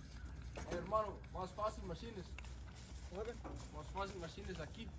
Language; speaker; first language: Spanish; non-native, learner; English